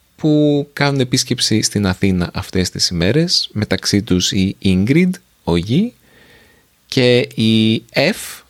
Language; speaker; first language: Greek; native; Greek